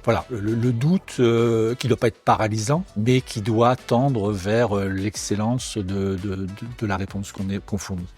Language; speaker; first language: French; native; French